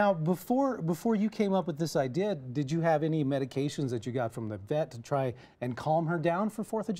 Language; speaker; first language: English; native; English